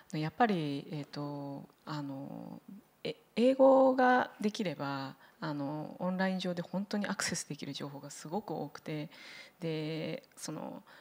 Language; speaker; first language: Japanese; native; Japanese